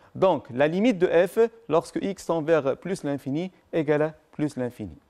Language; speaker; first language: French; non-native, local second language; Arabic